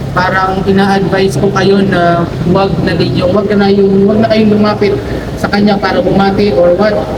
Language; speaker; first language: Filipino; native; Filipino